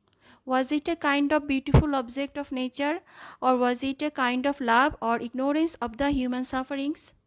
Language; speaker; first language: English; non-native, local second language; Bangla